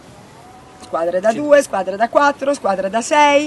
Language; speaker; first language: Italian; native; Italian